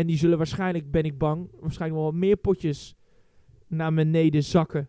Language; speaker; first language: Dutch; native; Dutch